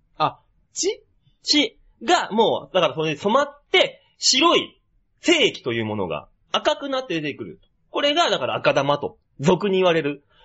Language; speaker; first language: Japanese; native; Japanese